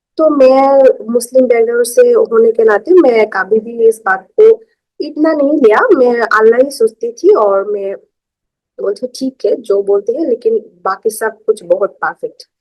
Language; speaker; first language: Hindi; non-native, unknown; Bangla